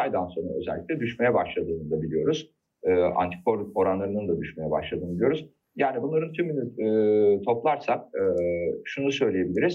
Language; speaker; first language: Turkish; native; Turkish